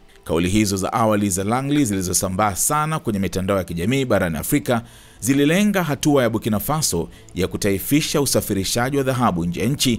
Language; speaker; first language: Swahili; native; Swahili